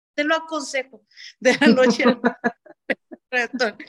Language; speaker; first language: Spanish; native; Spanish